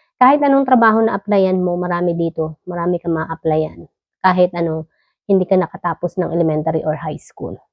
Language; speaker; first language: Filipino; native; Filipino